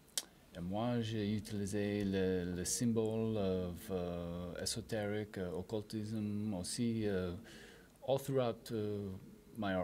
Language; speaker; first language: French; non-native, learner; English